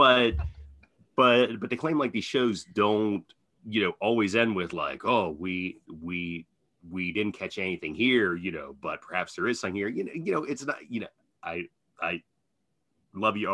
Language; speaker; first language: English; native; English